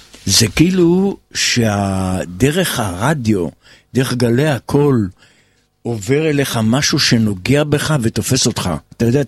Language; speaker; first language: Hebrew; native; Hebrew